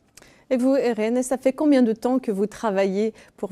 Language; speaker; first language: French; native; French